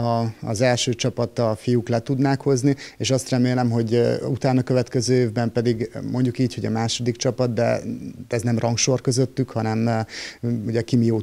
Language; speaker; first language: Hungarian; native; Hungarian